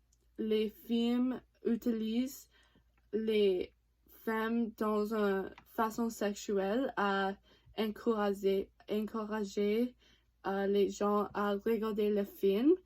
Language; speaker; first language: French; non-native, learner; English